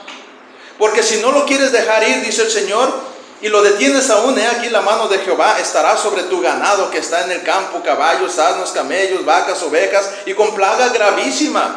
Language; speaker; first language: Spanish; native; Spanish